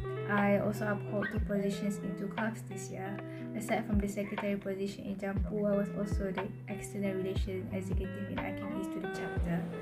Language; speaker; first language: English; non-native, local second language; Malay